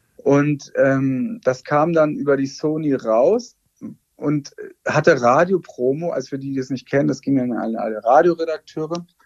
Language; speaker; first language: German; native; German